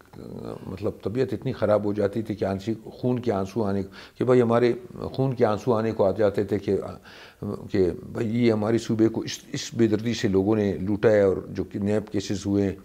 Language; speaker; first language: Urdu; native; Urdu